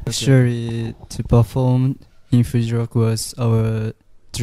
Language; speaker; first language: English; non-native, learner; Japanese